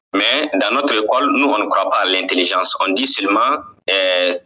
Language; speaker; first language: French; non-native, local second language; Bambara